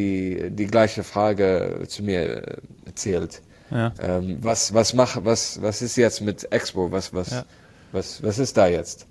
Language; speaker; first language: German; non-native, learner; Arabic